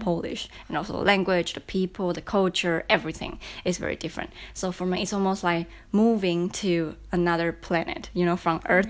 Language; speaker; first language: English; non-native, fluent; Chinese